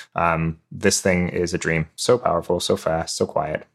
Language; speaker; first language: English; native; English